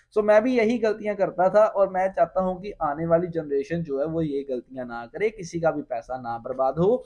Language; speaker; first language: Hindi; non-native, local second language; Punjabi